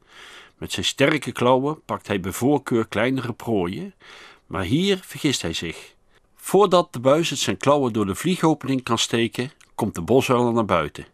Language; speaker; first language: Dutch; native; Dutch